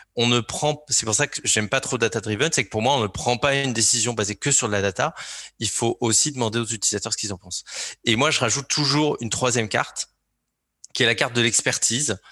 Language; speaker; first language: French; native; French